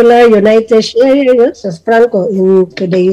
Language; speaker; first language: English; non-native, local second language; Cebuano